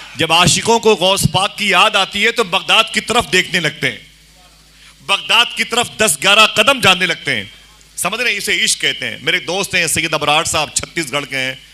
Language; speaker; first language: Hindi; native; Hindi